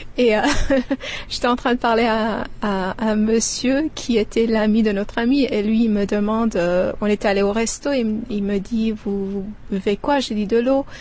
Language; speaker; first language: French; non-native, fluent; Persian